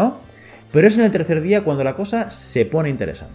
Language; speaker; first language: Spanish; native; Spanish